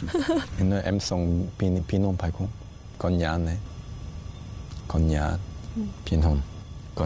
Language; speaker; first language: Vietnamese; non-native, learner; Korean